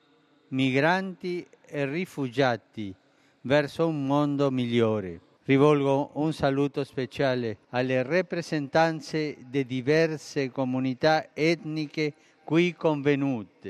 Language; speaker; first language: Italian; non-native, fluent; Spanish